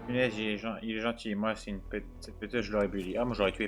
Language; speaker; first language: French; native; French